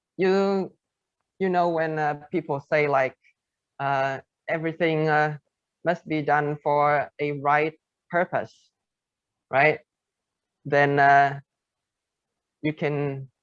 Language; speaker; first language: English; non-native, fluent; Vietnamese